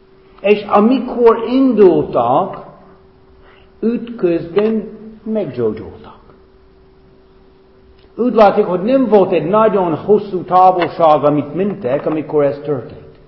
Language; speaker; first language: Hungarian; non-native, fluent; English